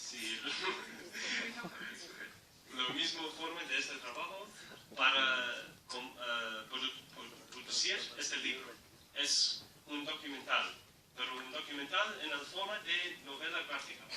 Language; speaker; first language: Spanish; non-native, learner; English